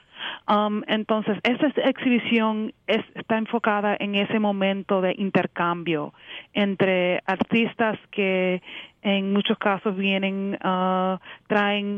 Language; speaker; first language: Spanish; early bilingual, heritage; Spanish